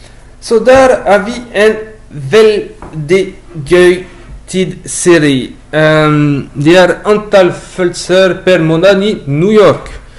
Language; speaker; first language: Norwegian; non-native, learner; French